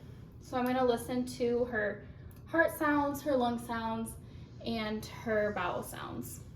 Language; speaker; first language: English; native; English